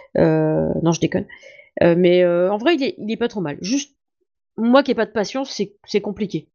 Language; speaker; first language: French; native; French